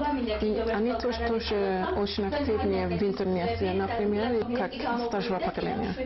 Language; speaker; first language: Russian; non-native, learner; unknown